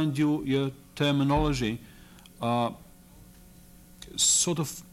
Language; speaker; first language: English; non-native, fluent; Arabic